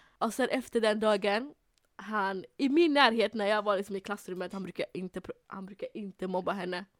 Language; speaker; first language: Swedish; early bilingual, other home language; Somali